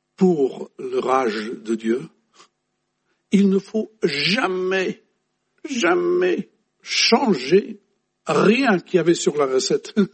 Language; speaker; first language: French; non-native, fluent; English